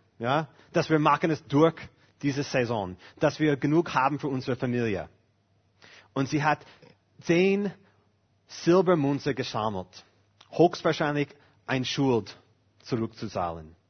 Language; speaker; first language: German; non-native, fluent; English